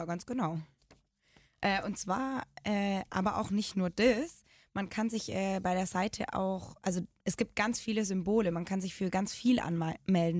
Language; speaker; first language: German; native; German